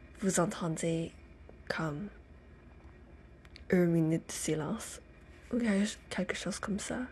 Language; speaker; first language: French; non-native, learner; English